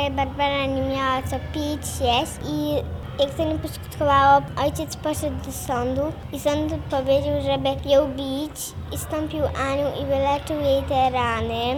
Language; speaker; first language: Polish; native; Polish